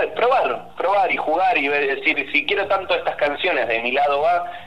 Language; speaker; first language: Spanish; native; Spanish